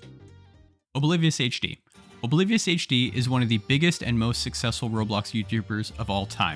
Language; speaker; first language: English; native; English